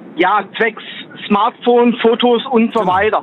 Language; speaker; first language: German; native; German